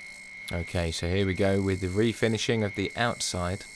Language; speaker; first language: English; native; English